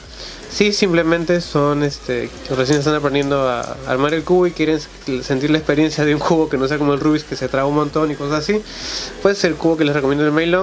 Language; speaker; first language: Spanish; native; Spanish